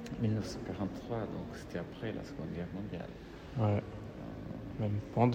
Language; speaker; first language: French; non-native, learner; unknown